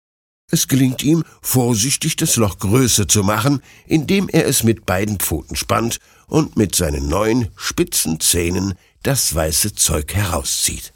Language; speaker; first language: German; native; German